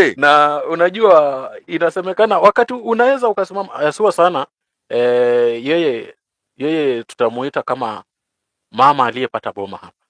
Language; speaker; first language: Swahili; non-native, local second language; Luyia